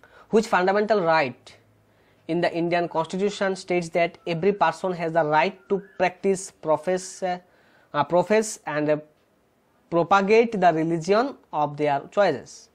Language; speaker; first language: English; non-native, local second language; Bangla